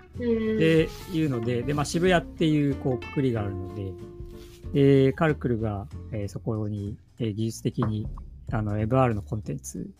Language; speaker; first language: Japanese; native; Japanese